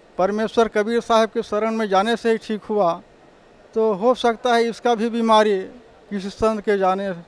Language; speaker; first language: Hindi; native; Hindi